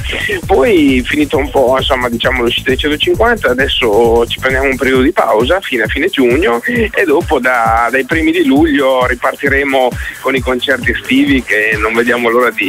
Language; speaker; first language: Italian; native; Italian